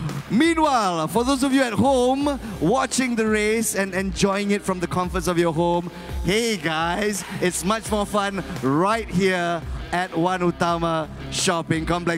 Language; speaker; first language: English; non-native, local second language; Malay